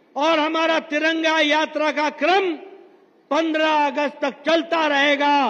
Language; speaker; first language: Hindi; native; Hindi